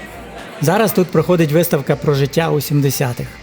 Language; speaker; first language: Ukrainian; native; Ukrainian